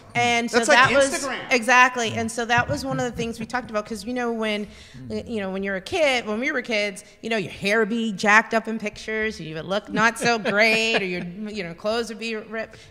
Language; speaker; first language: English; native; English